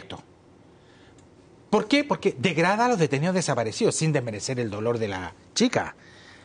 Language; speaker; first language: Spanish; native; Spanish